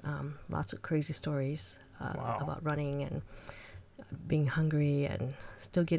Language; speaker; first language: English; early bilingual, other home language; Chinese